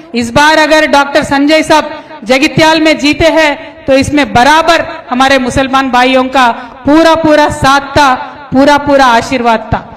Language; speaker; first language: Hindi; non-native, local second language; Telugu